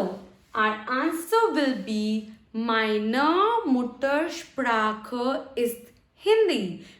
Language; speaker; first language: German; non-native, fluent; Hindi